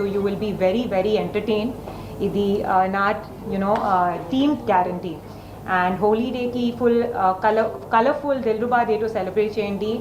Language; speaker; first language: Telugu; non-native, learner; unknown